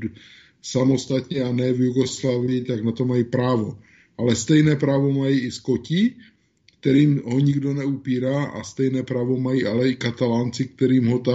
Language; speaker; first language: Czech; native; Czech